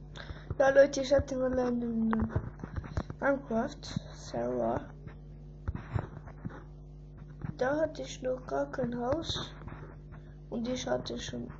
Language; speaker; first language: German; early bilingual, other home language; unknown